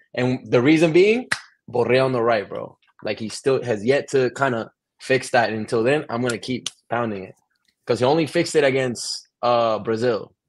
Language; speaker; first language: English; early bilingual, other home language; Spanish